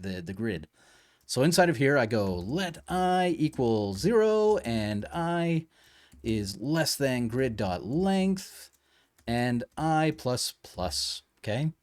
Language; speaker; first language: English; native; English